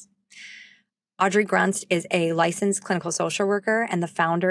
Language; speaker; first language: English; native; English